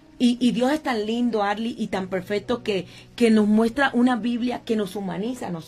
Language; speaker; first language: Spanish; native; Spanish